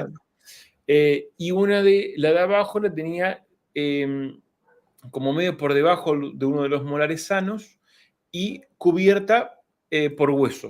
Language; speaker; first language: Spanish; native; Spanish